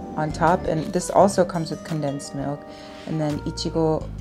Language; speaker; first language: English; early bilingual, other home language; Japanese